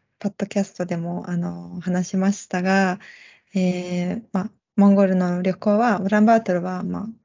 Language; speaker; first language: Japanese; non-native, fluent; Mongolian